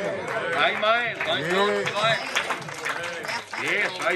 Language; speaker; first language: English; native; English